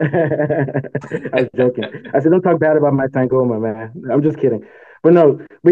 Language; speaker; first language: English; non-native, local second language; Yoruba